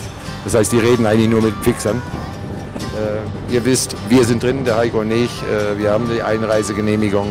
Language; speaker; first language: German; native; German